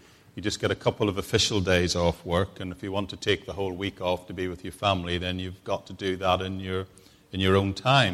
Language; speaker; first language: English; native; English